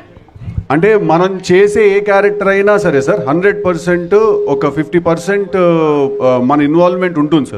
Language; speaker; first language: Telugu; native; Telugu